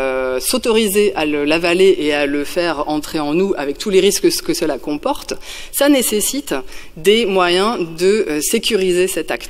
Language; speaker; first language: French; native; French